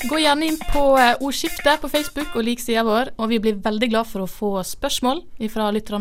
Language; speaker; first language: Norwegian; native; Norwegian